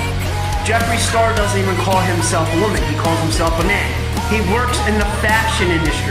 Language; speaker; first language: English; native; English